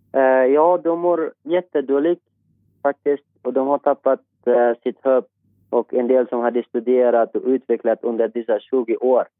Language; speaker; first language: Swedish; non-native, fluent; Persian